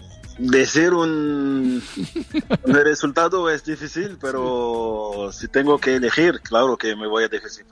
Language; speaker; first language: Spanish; non-native, fluent; French